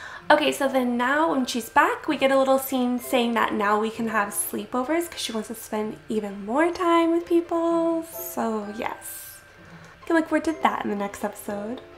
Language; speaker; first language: English; native; English